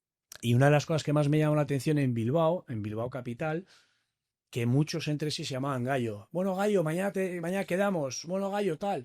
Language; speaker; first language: Spanish; native; Spanish